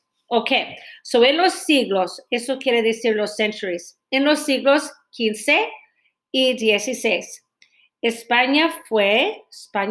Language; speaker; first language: Spanish; non-native, fluent; English